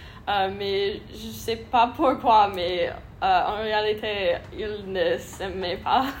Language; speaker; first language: French; non-native, learner; English